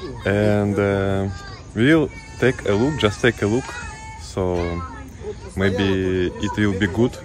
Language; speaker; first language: English; non-native, learner; Russian